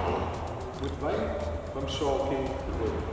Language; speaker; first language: Portuguese; native; Portuguese